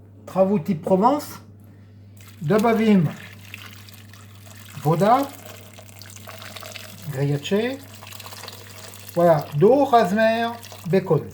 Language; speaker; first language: Russian; non-native, learner; French